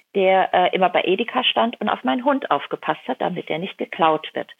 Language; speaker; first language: German; native; German